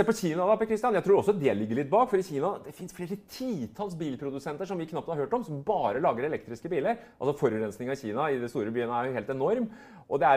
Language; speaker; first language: Norwegian; native; Norwegian